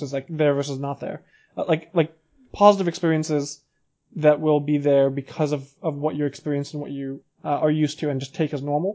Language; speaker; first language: English; native; English